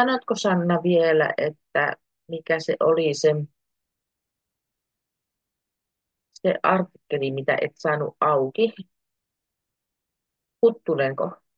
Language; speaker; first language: Finnish; native; Finnish